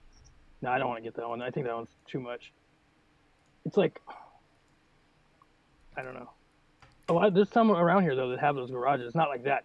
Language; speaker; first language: English; native; English